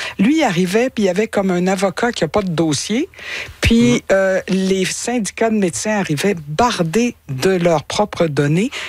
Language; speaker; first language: French; native; French